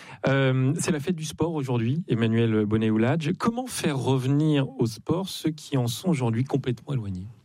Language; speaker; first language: French; native; French